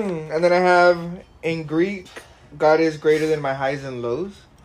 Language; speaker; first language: English; early bilingual, other home language; Spanish